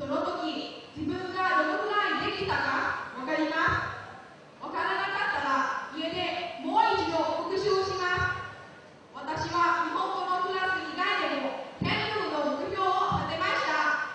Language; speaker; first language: Japanese; non-native, learner; Lao